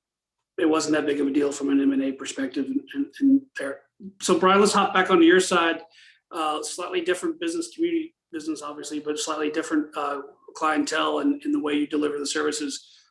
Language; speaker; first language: English; native; English